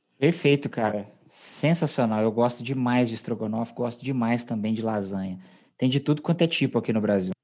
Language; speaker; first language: Portuguese; native; Portuguese